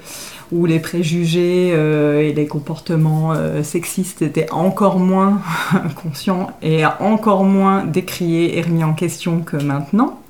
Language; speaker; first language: French; native; French